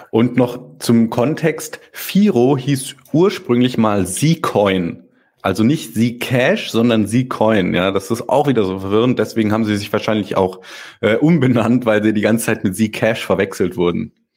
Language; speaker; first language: German; native; German